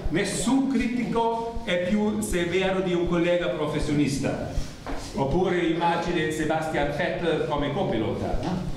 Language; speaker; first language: Italian; non-native, learner; German